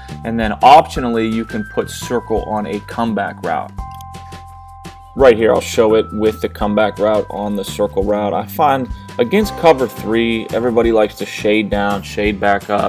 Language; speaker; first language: English; native; English